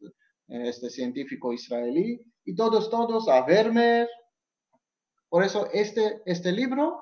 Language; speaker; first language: Spanish; non-native, fluent; Georgian